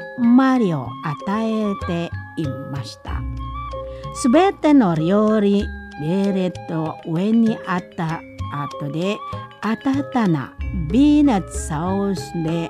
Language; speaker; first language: Japanese; non-native, learner; Indonesian